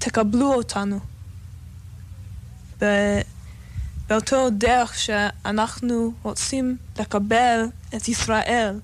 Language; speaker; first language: Hebrew; non-native, fluent; English